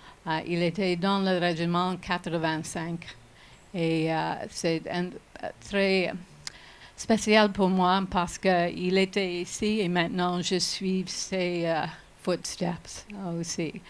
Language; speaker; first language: French; non-native, learner; English